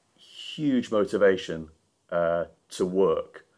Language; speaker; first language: English; native; English